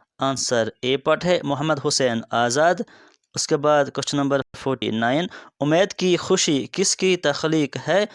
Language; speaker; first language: Urdu; non-native, local second language; Kashmiri